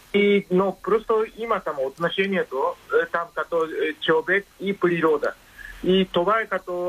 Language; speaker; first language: Bulgarian; non-native, learner; Japanese